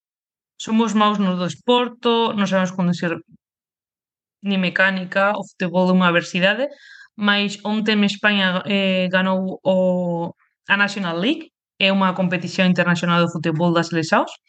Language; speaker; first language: Portuguese; non-native, learner; Spanish